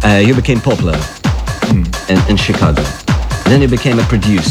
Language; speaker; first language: English; non-native, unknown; Russian